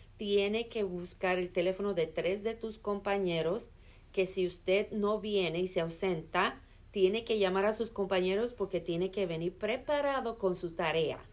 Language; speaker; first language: Spanish; early bilingual, heritage; Spanish